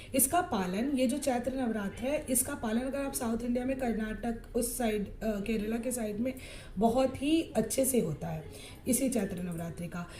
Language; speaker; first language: Hindi; non-native, local second language; Bangla